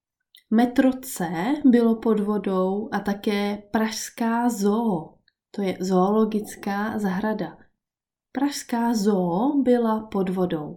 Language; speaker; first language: Czech; native; Czech